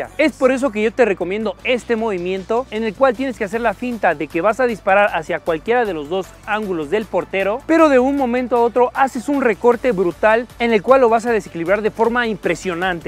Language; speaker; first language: Spanish; native; Spanish